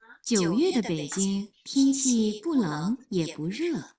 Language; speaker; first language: Chinese; non-native, learner; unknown